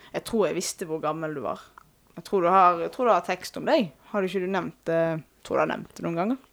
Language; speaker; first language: Norwegian; native; Norwegian